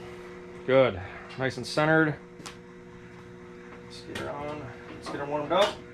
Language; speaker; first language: English; native; English